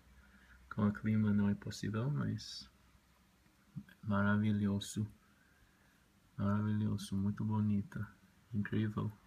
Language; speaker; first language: Portuguese; non-native, learner; Spanish